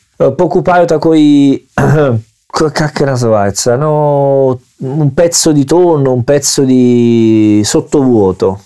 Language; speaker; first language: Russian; non-native, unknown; Italian